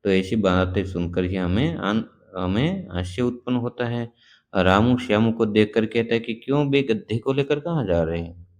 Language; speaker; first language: Hindi; non-native, local second language; Gujarati